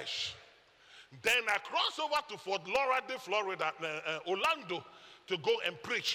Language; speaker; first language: English; non-native, local second language; Akan